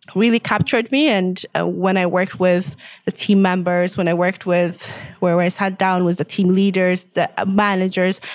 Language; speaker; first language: English; non-native, fluent; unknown